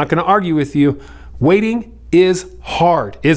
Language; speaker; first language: English; native; English